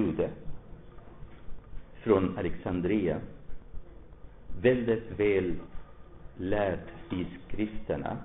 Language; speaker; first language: Swedish; non-native, fluent; Arabic